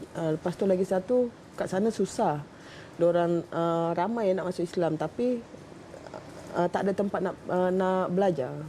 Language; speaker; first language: Malay; non-native, local second language; Iban